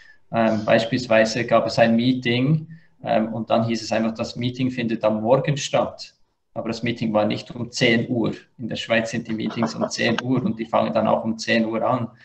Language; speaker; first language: German; native; German